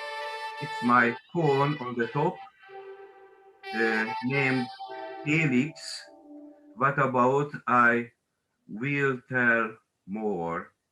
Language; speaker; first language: English; non-native, learner; Hungarian